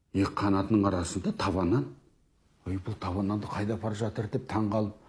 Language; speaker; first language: Kazakh; native; Kazakh